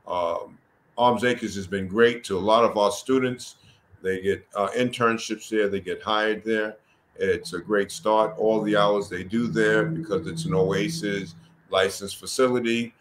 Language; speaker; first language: English; native; English